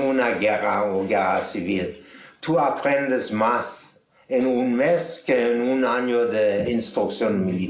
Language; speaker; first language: Spanish; non-native, fluent; German